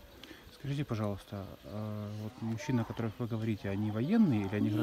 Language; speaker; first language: Russian; native; Russian